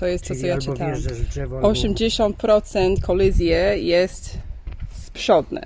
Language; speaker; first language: Polish; non-native, learner; English